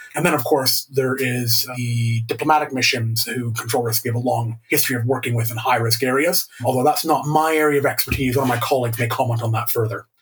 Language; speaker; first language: English; native; English